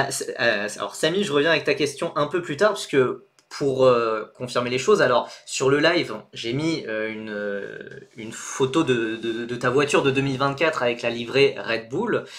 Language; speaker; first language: French; native; French